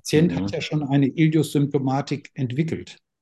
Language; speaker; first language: German; native; German